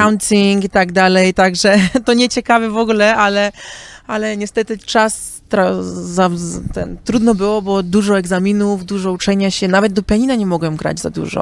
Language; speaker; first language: Polish; early bilingual, heritage; Polish